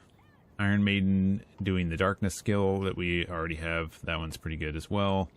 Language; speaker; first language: English; native; English